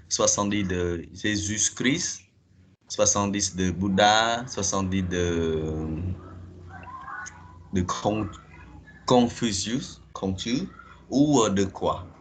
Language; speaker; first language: French; non-native, fluent; Khmer